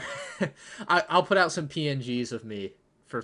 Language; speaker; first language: English; native; English